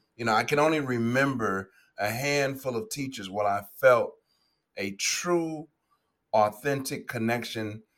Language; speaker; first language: English; native; English